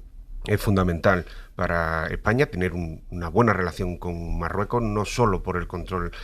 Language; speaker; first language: Spanish; native; Spanish